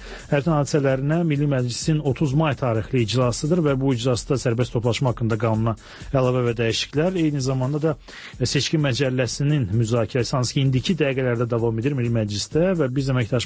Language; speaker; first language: Azerbaijani; native; Azerbaijani